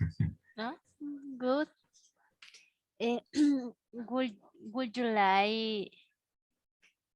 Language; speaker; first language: English; non-native, learner; Spanish